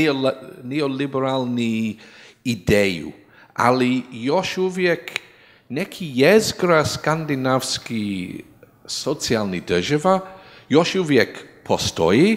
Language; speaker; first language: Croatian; non-native, learner; English